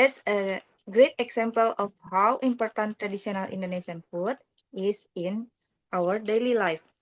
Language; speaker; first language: English; non-native, learner; Indonesian